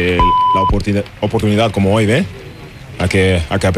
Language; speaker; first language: Spanish; non-native, learner; German